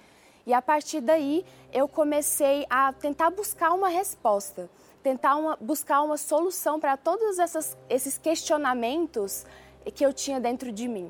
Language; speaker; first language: Portuguese; early bilingual, other home language; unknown